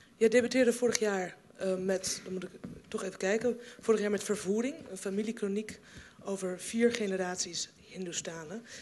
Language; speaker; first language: Dutch; native; Dutch